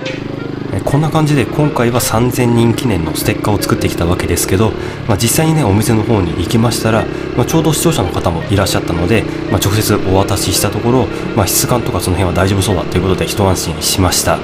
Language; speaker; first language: Japanese; native; Japanese